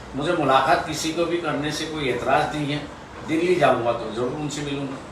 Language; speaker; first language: Hindi; non-native, local second language; Marathi